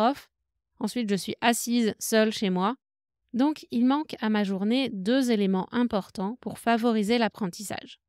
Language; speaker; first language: French; native; French